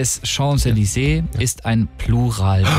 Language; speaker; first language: German; native; German